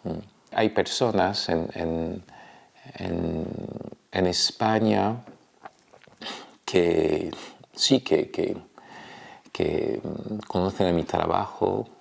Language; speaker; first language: Spanish; non-native, fluent; French